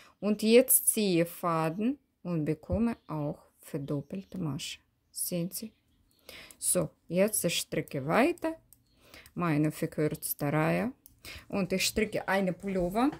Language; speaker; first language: German; non-native, learner; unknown